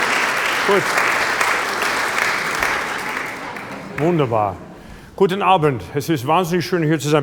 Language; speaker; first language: German; non-native, fluent; English